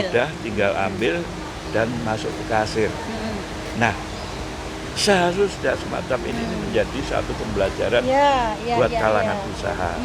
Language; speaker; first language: Indonesian; native; Indonesian